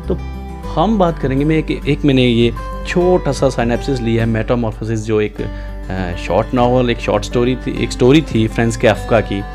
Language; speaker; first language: Hindi; native; Hindi